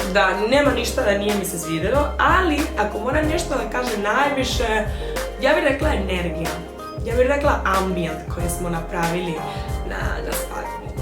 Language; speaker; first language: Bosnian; non-native, fluent; Spanish